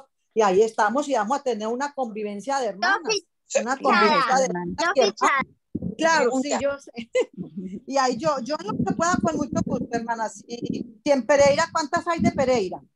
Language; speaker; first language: Spanish; native; Spanish